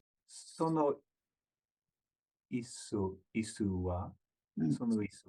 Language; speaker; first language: Japanese; non-native, learner; English